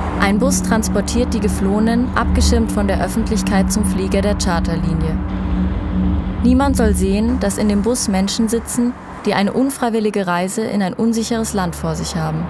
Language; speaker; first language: German; native; German